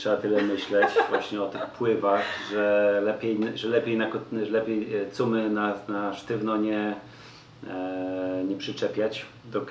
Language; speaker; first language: Polish; native; Polish